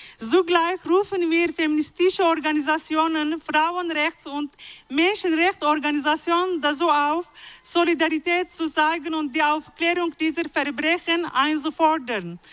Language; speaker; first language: German; non-native, fluent; Arabic